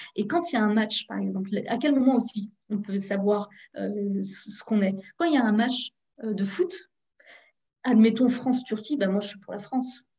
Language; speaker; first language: French; early bilingual, other home language; Turkish